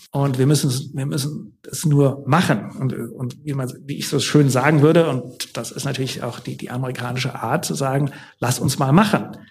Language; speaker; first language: German; native; German